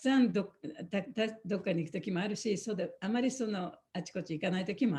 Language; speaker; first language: Japanese; native; Japanese